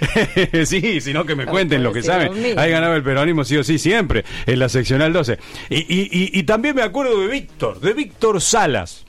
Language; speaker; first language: Spanish; native; Spanish